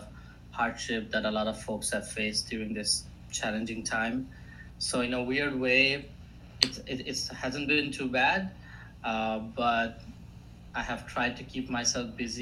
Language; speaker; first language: English; non-native, local second language; Assamese